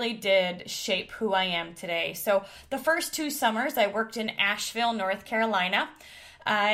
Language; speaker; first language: English; native; English